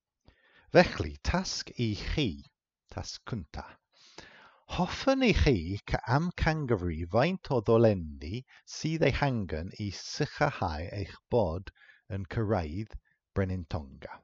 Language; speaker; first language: Welsh; non-native, fluent; English